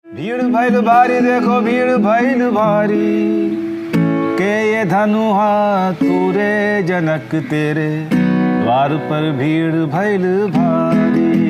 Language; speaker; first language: Hindi; early bilingual, heritage; Hindi